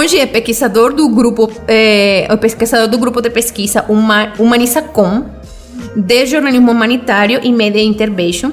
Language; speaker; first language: Portuguese; non-native, fluent; Spanish